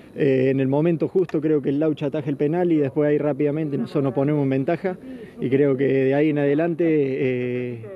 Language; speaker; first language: Spanish; native; Spanish